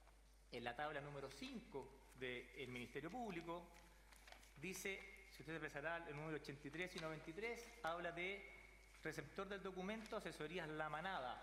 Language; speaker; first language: Spanish; native; Spanish